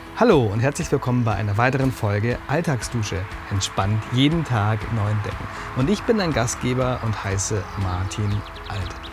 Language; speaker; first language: German; native; German